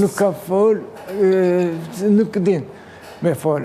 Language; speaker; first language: Albanian; early bilingual, heritage; Turkish